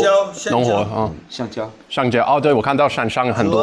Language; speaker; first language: Chinese; non-native, fluent; English